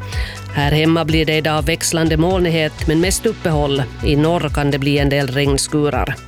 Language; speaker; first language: Swedish; native; Swedish